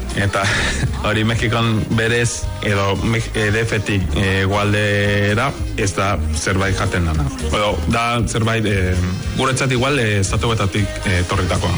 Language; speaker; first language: Basque; non-native, fluent; Spanish